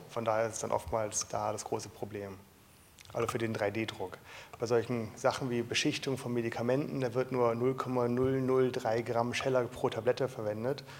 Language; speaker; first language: German; native; German